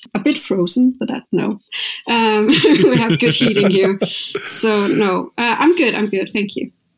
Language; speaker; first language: English; non-native, fluent; Danish